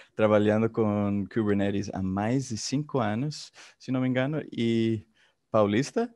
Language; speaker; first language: Portuguese; non-native, fluent; Spanish